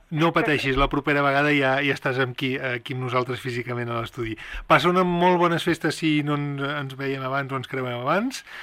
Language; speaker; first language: Catalan; native; Catalan